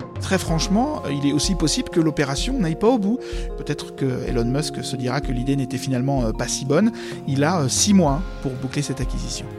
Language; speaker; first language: French; native; French